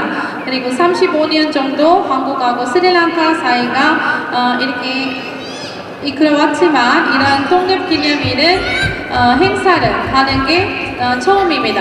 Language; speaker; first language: Korean; non-native, fluent; Sinhala